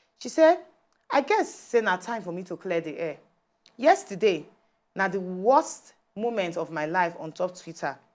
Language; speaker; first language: Nigerian Pidgin; native; Nigerian Pidgin